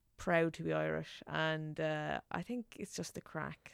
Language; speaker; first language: English; native; English